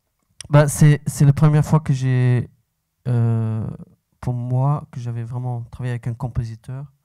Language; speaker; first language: French; non-native, local second language; Dutch